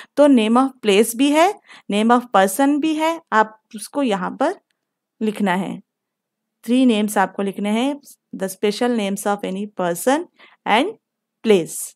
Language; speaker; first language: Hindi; non-native, local second language; Telugu